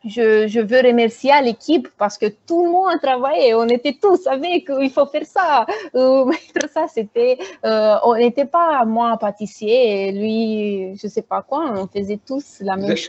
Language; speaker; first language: French; non-native, fluent; Romanian